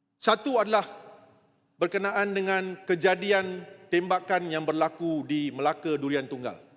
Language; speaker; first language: Malay; non-native, local second language; Tamil